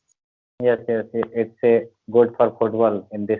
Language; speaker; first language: English; non-native, learner; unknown